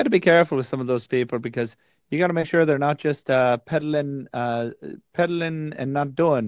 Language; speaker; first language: English; native; English